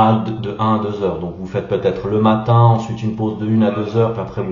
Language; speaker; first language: French; native; French